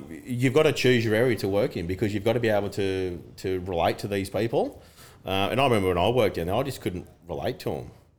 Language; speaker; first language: English; native; English